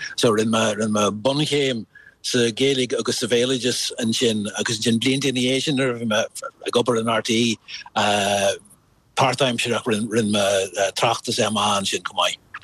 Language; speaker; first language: Irish; non-native, local second language; English